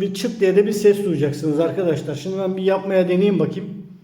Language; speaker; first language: Turkish; native; Turkish